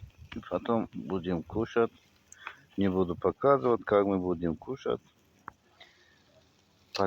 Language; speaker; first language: Russian; non-native, learner; Tajik